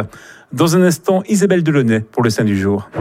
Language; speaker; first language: French; native; French